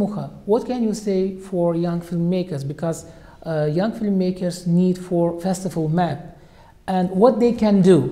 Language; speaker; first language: English; non-native, learner; Azerbaijani